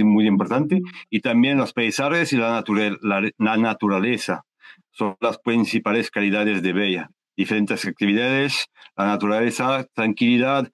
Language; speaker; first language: Spanish; non-native, learner; French